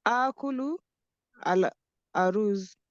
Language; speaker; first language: Arabic; non-native, learner; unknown